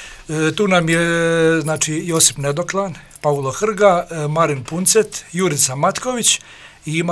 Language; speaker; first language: Serbian; native; Serbian